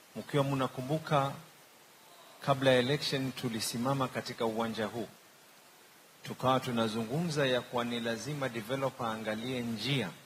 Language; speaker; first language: Swahili; native; Swahili